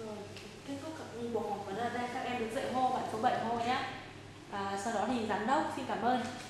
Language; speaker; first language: Vietnamese; native; Vietnamese